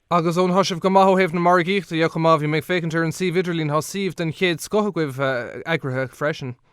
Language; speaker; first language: Irish; native; Irish